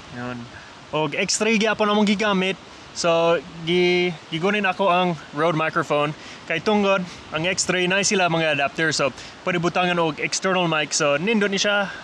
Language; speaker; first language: Cebuano; non-native, fluent; English